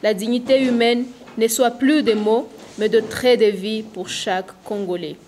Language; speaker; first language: French; non-native, local second language; Swahili